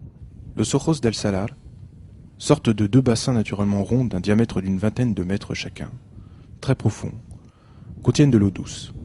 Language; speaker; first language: French; native; French